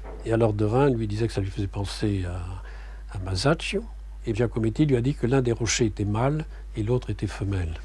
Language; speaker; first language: French; native; French